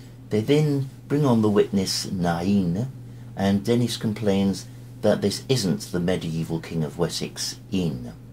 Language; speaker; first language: English; native; English